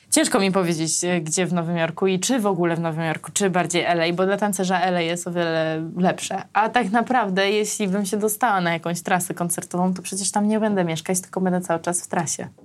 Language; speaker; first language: Polish; early bilingual, other home language; Armenian